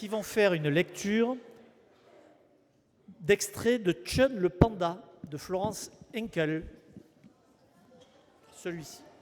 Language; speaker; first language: French; native; French